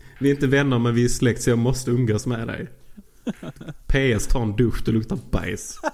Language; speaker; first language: Swedish; native; Swedish